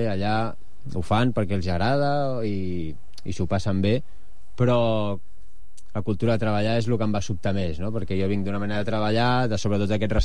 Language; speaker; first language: Catalan; native; Catalan